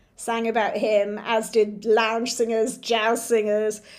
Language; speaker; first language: English; native; English